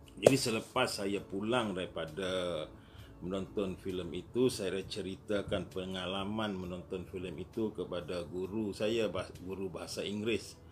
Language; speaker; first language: Malay; native; Malay